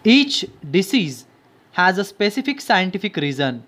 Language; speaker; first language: English; non-native, local second language; Marathi